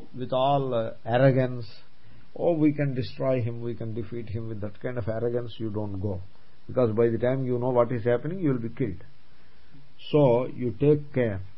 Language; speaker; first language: English; non-native, local second language; Telugu